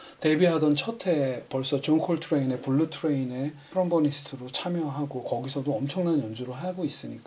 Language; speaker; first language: Korean; native; Korean